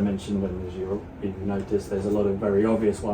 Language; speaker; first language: English; native; English